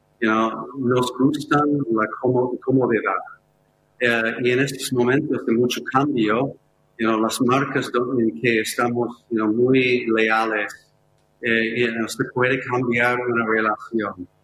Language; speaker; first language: Spanish; non-native, fluent; English